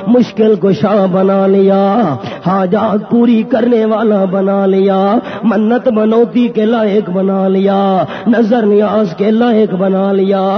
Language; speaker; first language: Urdu; non-native, local second language; Pashto